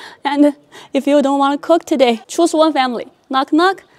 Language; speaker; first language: English; non-native, fluent; Chinese